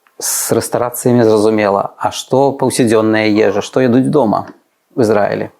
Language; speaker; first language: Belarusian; native; Belarusian